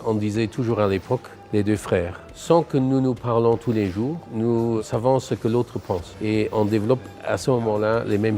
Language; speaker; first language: French; non-native, local second language; Luxembourgish